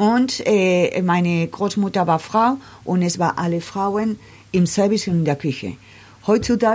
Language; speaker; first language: German; non-native, learner; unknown